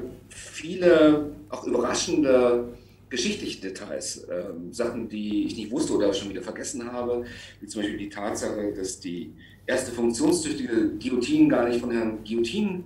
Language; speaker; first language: German; native; German